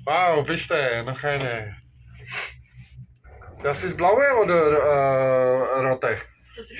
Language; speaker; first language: German; non-native, learner; Slovak